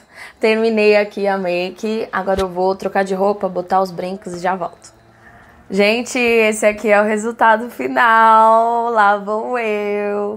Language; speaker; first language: Portuguese; native; Portuguese